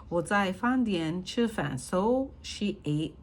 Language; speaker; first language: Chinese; non-native, learner; English